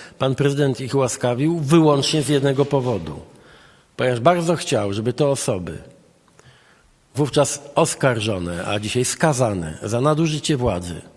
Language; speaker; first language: Polish; native; Polish